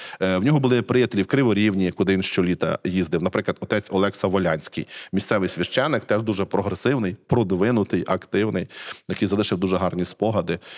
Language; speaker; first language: Ukrainian; native; Ukrainian